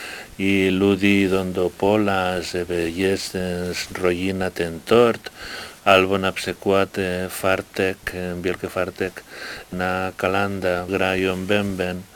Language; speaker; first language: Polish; non-native, learner; Spanish